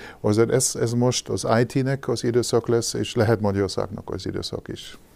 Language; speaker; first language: Hungarian; non-native, learner; German